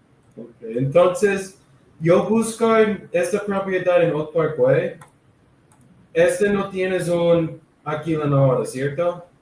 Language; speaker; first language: Spanish; non-native, learner; English